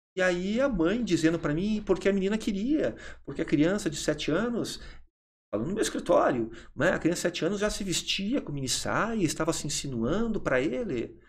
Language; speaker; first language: Portuguese; native; Portuguese